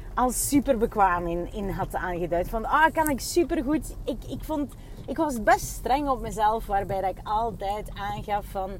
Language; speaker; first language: Dutch; early bilingual, other home language; Russian